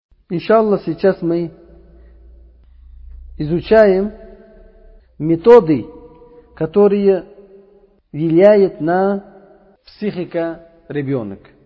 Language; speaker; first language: Russian; non-native, learner; Uzbek